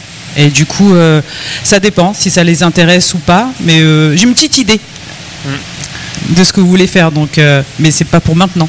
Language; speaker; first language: French; native; French